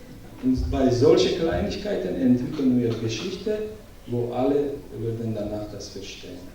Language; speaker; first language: German; non-native, learner; Georgian